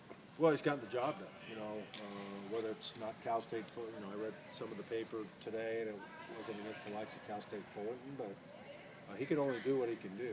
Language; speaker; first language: English; native; English